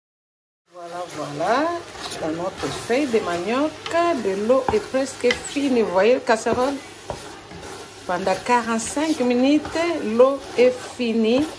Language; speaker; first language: French; non-native, local second language; Lingala